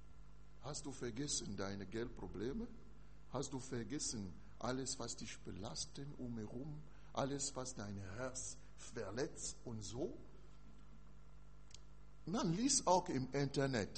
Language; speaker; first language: German; non-native, learner; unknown